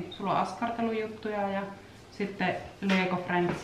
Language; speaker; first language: Finnish; native; Finnish